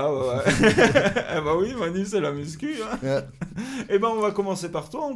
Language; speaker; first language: French; native; French